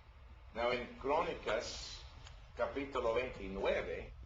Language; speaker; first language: Spanish; non-native, learner; English